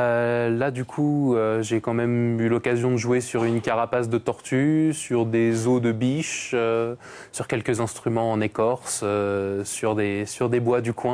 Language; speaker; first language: French; native; French